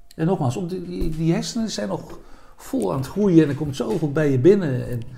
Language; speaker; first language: Dutch; native; Dutch